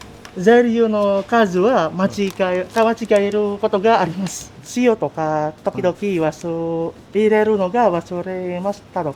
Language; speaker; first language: Japanese; non-native, learner; Indonesian